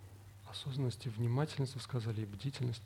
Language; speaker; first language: Russian; native; Russian